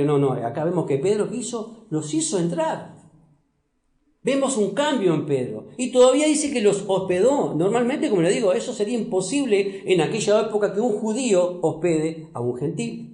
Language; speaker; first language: Spanish; native; Spanish